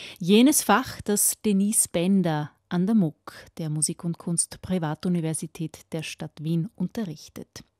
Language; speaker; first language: German; native; German